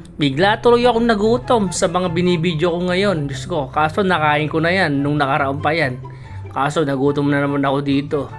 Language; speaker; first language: Filipino; non-native, local second language; Pampanga